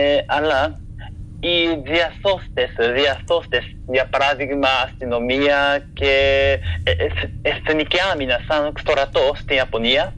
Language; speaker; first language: Greek; non-native, fluent; Japanese